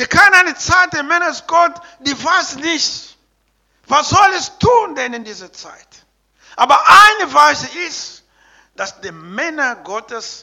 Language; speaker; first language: German; non-native, learner; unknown